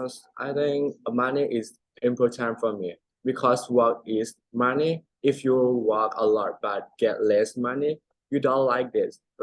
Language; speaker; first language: English; non-native, learner; Thai